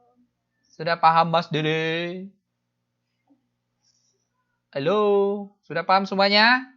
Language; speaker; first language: Indonesian; native; Indonesian